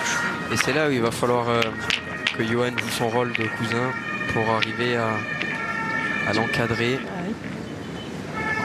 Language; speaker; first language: French; native; French